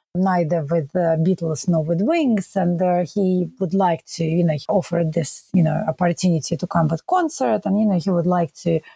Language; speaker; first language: English; non-native, fluent; Russian